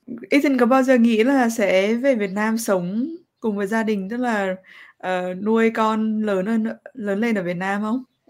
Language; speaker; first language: Vietnamese; native; Vietnamese